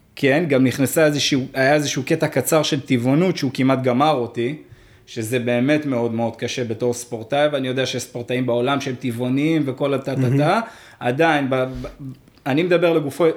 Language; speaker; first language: Hebrew; early bilingual, other home language; Arabic